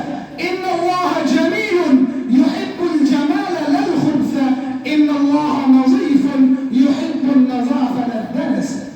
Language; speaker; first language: Arabic; non-native, learner; Urdu